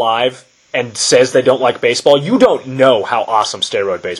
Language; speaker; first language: English; native; English